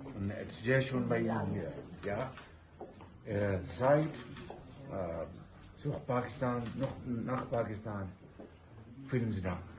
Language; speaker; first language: German; non-native, learner; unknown